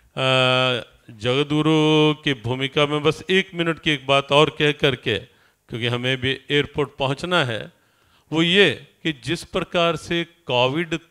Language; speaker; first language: Hindi; native; Hindi